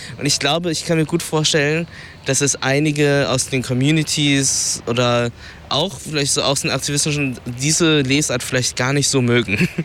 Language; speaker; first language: German; early bilingual, other home language; Vietnamese